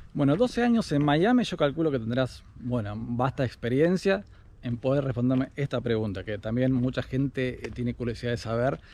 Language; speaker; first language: Spanish; native; Spanish